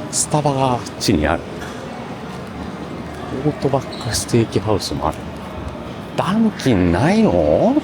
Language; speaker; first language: Japanese; native; Japanese